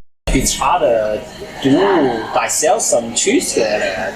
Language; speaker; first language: Danish; non-native, learner; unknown